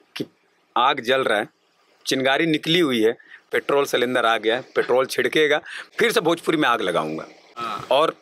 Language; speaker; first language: Hindi; native; Hindi